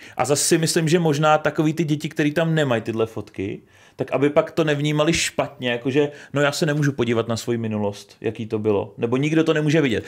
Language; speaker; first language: Czech; native; Czech